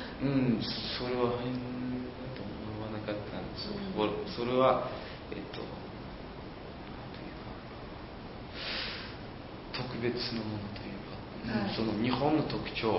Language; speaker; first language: Japanese; non-native, fluent; Uzbek